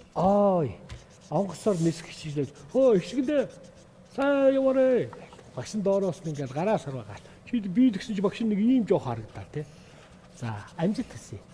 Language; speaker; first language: Mongolian; native; Mongolian